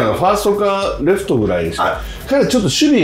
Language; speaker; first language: Japanese; native; Japanese